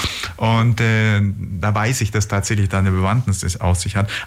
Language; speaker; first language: German; native; German